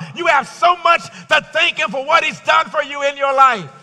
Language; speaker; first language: English; native; English